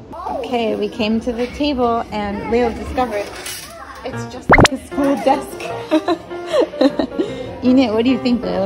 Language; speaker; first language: English; native; English